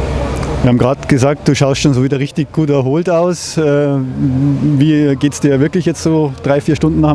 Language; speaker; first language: German; native; German